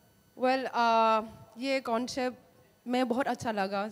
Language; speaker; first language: Hindi; non-native, local second language; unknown